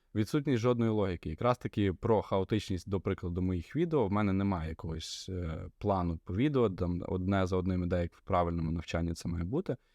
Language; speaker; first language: Ukrainian; non-native, local second language; Russian